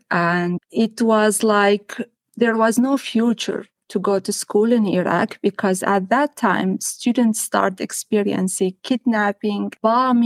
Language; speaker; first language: English; non-native, fluent; Arabic